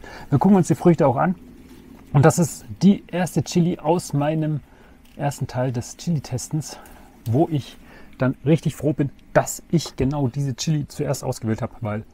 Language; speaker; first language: German; native; German